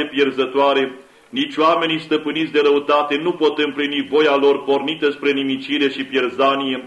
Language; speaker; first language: Romanian; native; Romanian